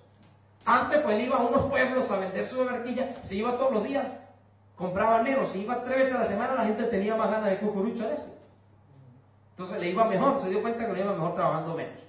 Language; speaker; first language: Spanish; native; Spanish